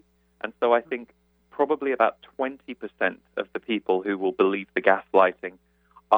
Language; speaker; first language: English; native; English